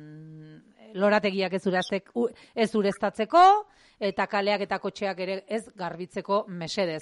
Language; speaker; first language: Basque; native; Basque